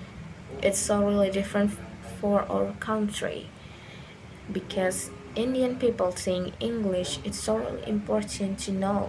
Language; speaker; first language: English; non-native, learner; Indonesian